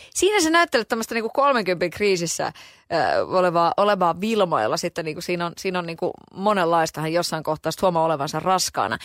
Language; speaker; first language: Finnish; native; Finnish